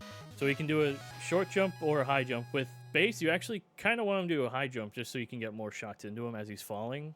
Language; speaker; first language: English; native; English